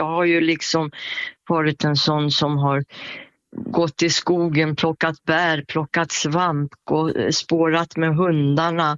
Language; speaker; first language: Swedish; native; Swedish